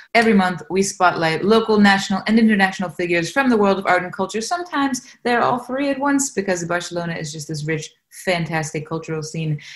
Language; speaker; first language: English; native; English